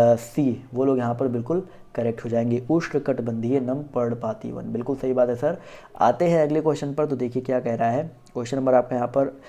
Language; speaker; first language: Hindi; native; Hindi